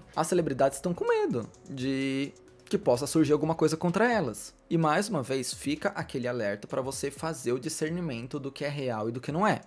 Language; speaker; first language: Portuguese; native; Portuguese